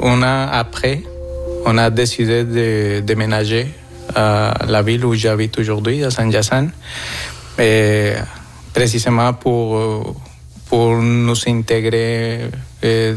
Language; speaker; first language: French; non-native, fluent; Spanish